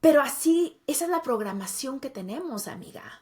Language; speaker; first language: Spanish; early bilingual, heritage; Spanish